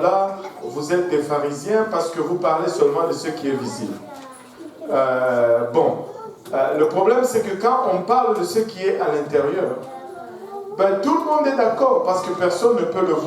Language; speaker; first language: French; non-native, local second language; Swahili